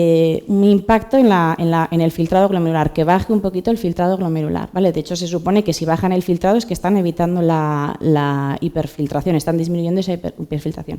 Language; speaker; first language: Spanish; native; Spanish